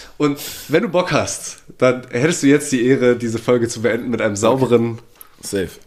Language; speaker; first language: German; native; German